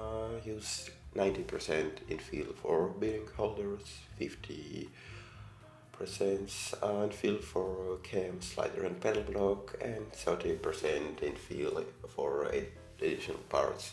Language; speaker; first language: English; non-native, fluent; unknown